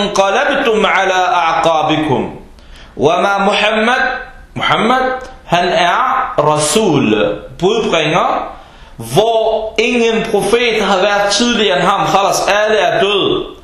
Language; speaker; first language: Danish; non-native, fluent; Arabic